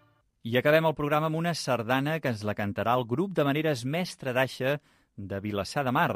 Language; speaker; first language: Catalan; native; Catalan